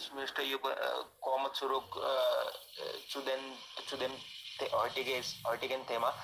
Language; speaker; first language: German; non-native, learner; Hindi